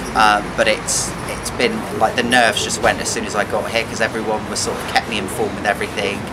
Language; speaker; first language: English; native; English